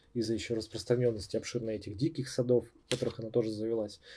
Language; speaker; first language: Russian; native; Russian